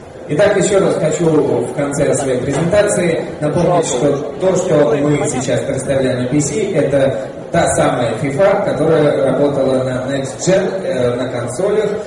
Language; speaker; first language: Russian; native; Russian